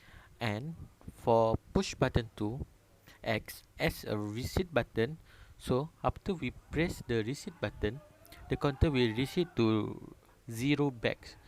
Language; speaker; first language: English; non-native, local second language; Malay